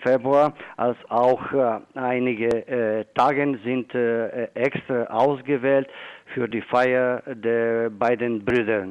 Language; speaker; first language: German; non-native, fluent; Bulgarian